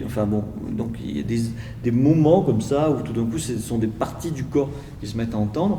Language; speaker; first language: French; native; French